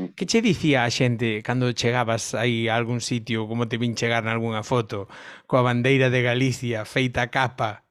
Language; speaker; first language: Galician; non-native, local second language; Spanish